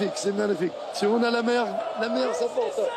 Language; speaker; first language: French; non-native, learner; Arabic